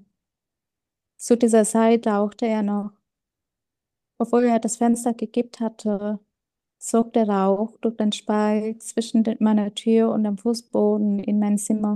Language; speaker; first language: German; early bilingual, other home language; Vietnamese